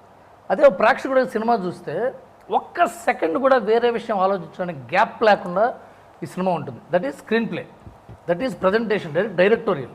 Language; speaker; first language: Telugu; native; Telugu